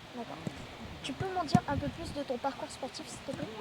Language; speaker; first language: French; native; French